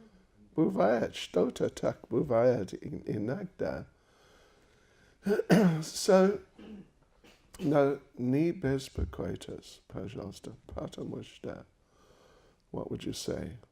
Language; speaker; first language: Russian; non-native, learner; English